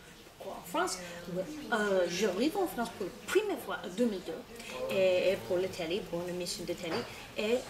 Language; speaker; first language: French; non-native, learner; English